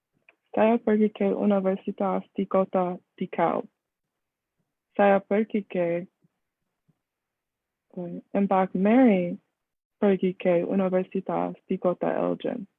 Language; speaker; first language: Indonesian; non-native, learner; English